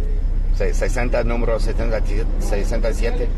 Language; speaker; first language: Spanish; non-native, learner; English